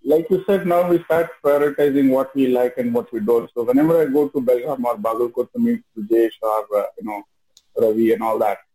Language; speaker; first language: English; non-native, local second language; Kannada